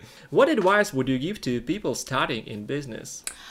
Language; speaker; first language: English; non-native, fluent; Russian